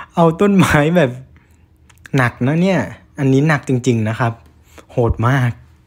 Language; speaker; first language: Thai; non-native, fluent; Vietnamese